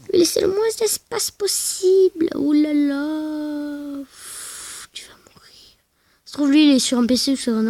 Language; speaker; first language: French; native; French